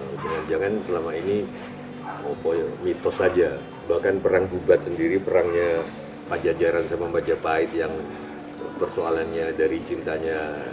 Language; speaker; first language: Indonesian; non-native, local second language; Javanese